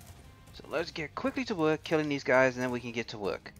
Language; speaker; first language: English; native; English